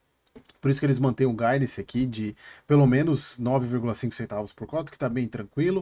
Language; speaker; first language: Portuguese; native; Portuguese